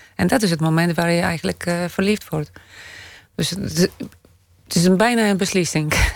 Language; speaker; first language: Dutch; non-native, fluent; Polish